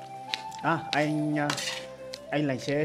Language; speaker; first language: Portuguese; non-native, learner; Vietnamese